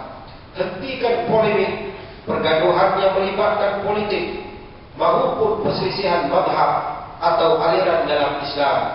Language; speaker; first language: Malay; native; Malay